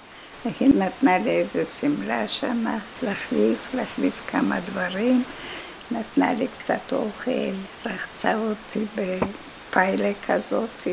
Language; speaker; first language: Hebrew; non-native, fluent; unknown